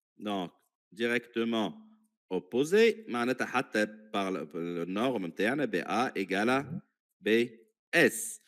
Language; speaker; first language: French; non-native, local second language; Arabic